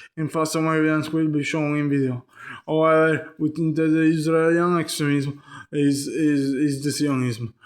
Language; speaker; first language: English; non-native, learner; Italian